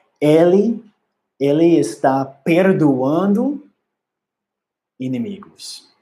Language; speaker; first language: Portuguese; non-native, learner; English